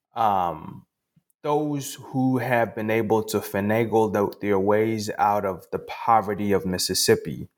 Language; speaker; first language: English; non-native, local second language; Akan